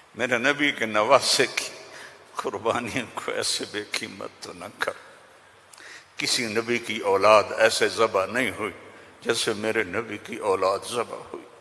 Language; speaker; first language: Urdu; non-native, local second language; Punjabi